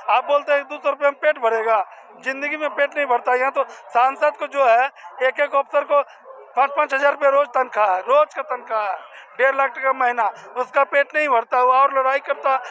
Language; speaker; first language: Hindi; native; Hindi